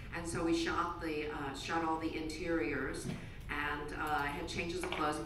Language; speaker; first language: English; native; English